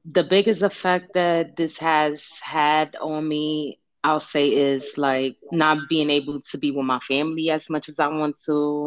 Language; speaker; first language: English; native; English